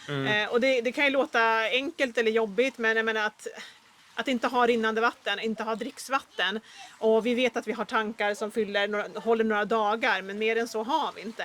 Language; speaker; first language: Swedish; native; Swedish